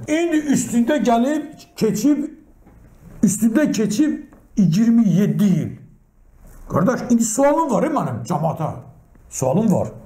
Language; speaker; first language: Azerbaijani; non-native, local second language; Talysh